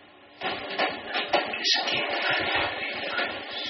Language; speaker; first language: German; non-native, fluent; Danish